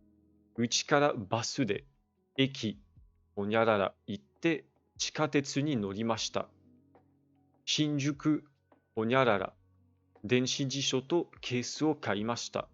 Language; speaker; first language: Japanese; non-native, fluent; French